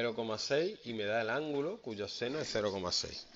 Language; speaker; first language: Spanish; native; Spanish